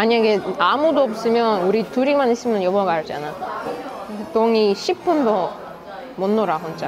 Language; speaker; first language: Korean; non-native, learner; Russian